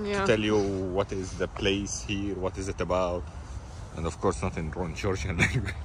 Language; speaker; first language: English; non-native, fluent; Arabic